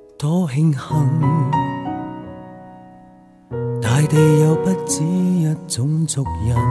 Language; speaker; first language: Chinese; native; Chinese